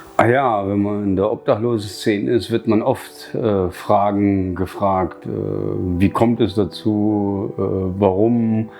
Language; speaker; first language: German; early bilingual, other home language; Slovenian